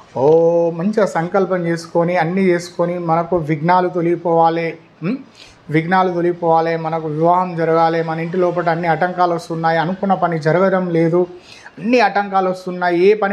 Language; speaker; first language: Telugu; native; Telugu